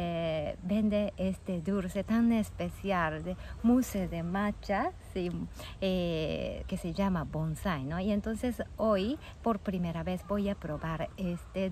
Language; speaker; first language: Spanish; non-native, fluent; Japanese